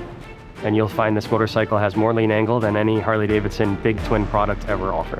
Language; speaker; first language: English; native; English